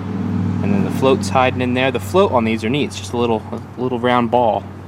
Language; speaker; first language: English; native; English